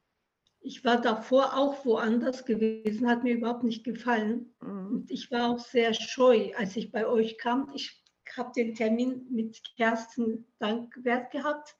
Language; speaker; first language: German; early bilingual, other home language; Turkish